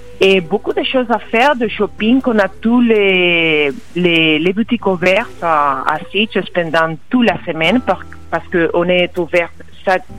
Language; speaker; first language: French; non-native, fluent; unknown